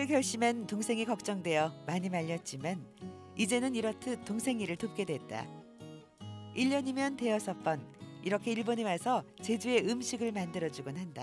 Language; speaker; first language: Korean; native; Korean